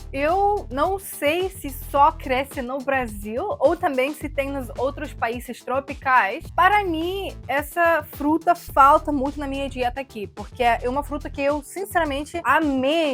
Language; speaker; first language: Portuguese; non-native, fluent; Russian